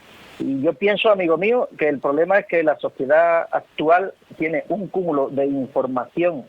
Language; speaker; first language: Spanish; native; Spanish